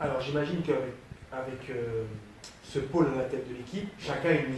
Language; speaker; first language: French; native; French